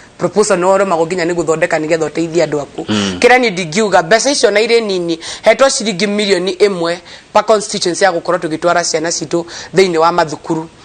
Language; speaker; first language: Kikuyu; native; Kikuyu